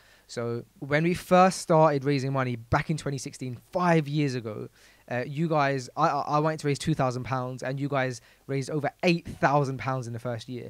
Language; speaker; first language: English; native; English